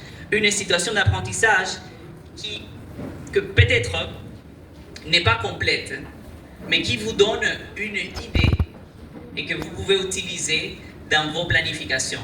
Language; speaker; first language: French; non-native, fluent; Spanish